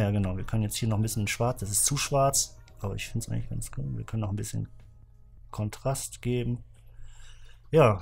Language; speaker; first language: German; native; German